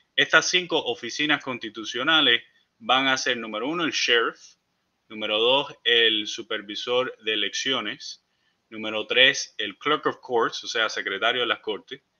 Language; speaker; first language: Spanish; early bilingual, heritage; Spanish